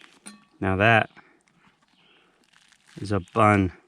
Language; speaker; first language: English; native; English